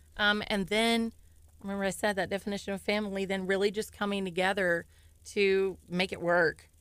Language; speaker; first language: English; native; English